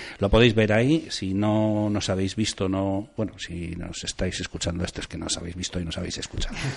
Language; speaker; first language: Spanish; native; Spanish